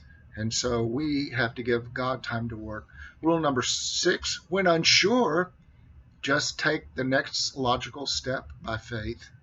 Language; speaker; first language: English; native; English